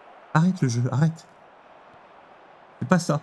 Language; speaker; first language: French; native; French